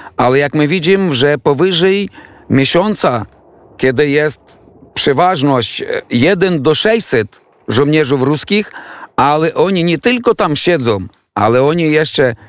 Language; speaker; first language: Polish; non-native, fluent; Ukrainian